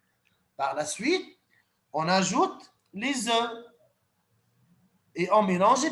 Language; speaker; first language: French; non-native, fluent; Arabic